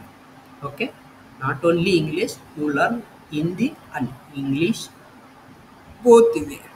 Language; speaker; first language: English; non-native, learner; Telugu